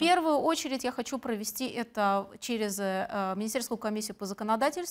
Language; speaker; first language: Russian; native; Russian